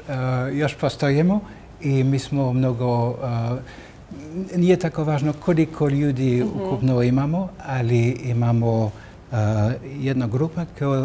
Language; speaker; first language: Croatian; non-native, learner; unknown